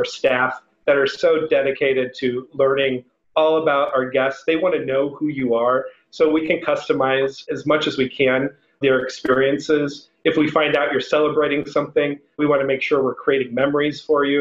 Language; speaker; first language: English; native; English